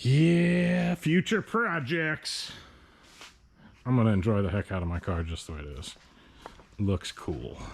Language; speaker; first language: English; native; English